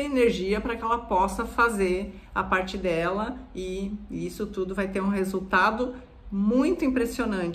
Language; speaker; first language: Portuguese; native; Portuguese